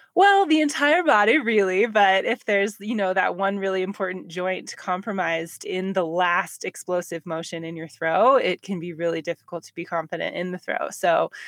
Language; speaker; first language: English; native; English